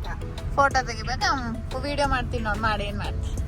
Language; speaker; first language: Kannada; native; Kannada